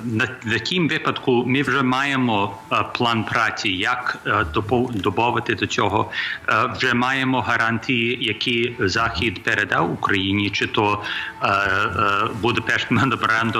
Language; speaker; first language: Ukrainian; early bilingual, heritage; Ukrainian